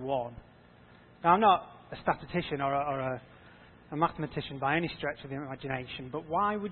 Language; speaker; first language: English; native; English